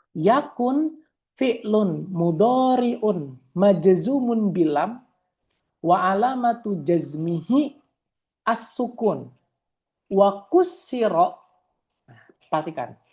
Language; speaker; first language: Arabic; non-native, fluent; Indonesian